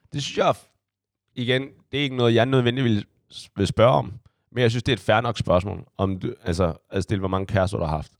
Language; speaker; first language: Danish; early bilingual, other home language; Chinese